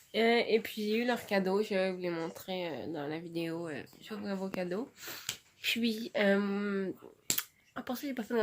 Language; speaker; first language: French; native; French